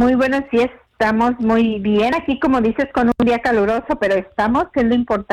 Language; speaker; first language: Spanish; non-native, fluent; English